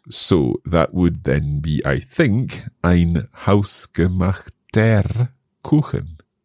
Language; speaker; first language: German; non-native, learner; English